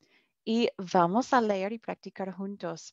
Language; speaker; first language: Spanish; non-native, fluent; English